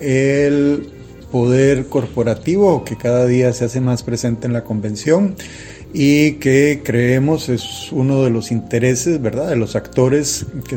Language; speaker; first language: Spanish; native; Spanish